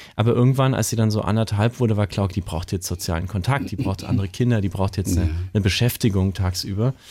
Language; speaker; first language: German; native; German